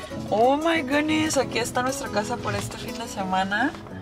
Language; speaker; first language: Spanish; early bilingual, heritage; Spanish